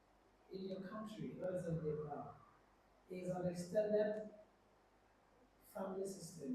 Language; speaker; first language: English; non-native, fluent; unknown